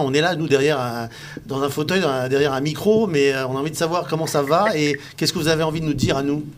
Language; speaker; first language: French; native; French